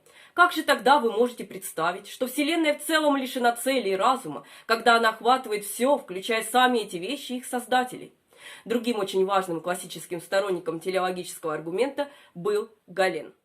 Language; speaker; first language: Russian; native; Russian